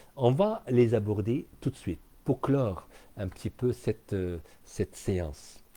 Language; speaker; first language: French; non-native, local second language; Arabic